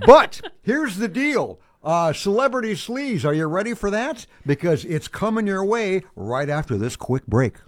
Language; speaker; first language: English; native; English